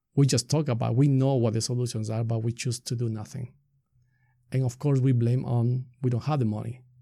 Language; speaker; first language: English; non-native, fluent; Spanish